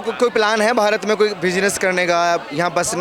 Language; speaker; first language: Hindi; native; Hindi